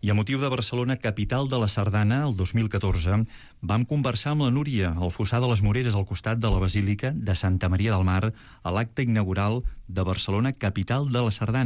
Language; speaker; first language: Catalan; native; Catalan